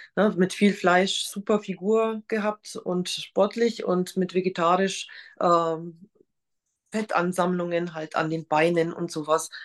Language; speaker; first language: German; non-native, fluent; Polish